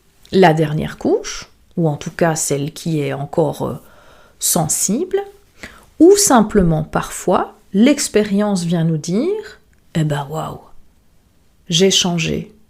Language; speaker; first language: French; native; French